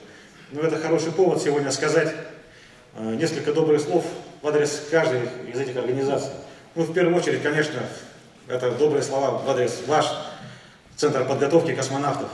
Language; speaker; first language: Russian; native; Russian